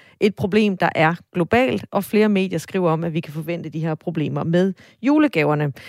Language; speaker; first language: Danish; native; Danish